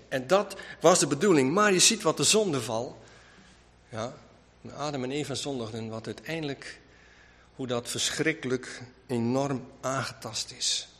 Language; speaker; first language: Dutch; non-native, local second language; Western Frisian